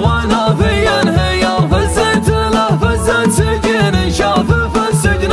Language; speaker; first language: Arabic; native; Arabic